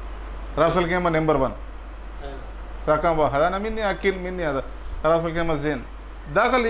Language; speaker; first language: Arabic; non-native, learner; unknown